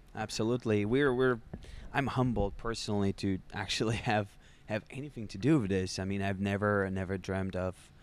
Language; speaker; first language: English; non-native, fluent; Russian